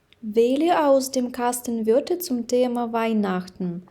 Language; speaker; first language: German; non-native, fluent; Ukrainian